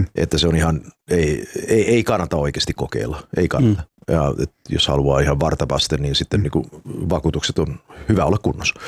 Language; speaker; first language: Finnish; early bilingual, heritage; Finnish